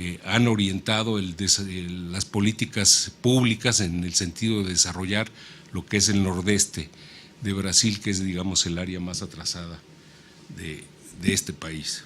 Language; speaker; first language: Spanish; native; Spanish